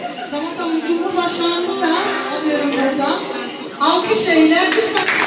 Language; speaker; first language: Turkish; early bilingual, heritage; Persian